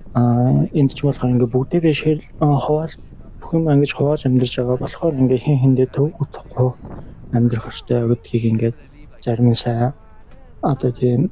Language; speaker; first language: Mongolian; native; Mongolian